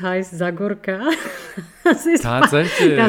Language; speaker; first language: German; non-native, fluent; Czech